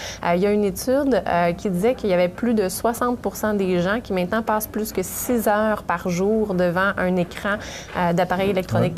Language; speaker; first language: French; native; French